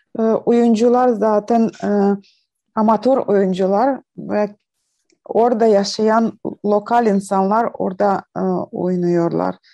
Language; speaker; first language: Turkish; non-native, learner; Ukrainian